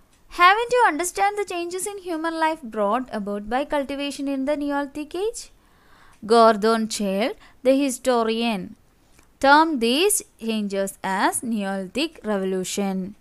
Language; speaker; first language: English; non-native, local second language; Malayalam